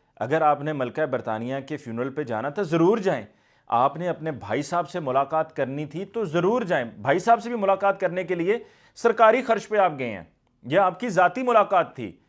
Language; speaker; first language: Urdu; native; Urdu